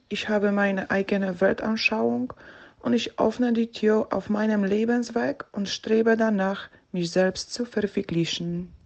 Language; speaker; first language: German; non-native, fluent; Polish